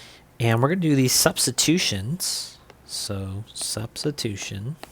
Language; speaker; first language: English; native; English